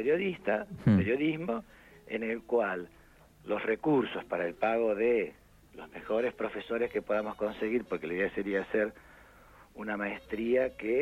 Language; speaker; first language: Spanish; native; Spanish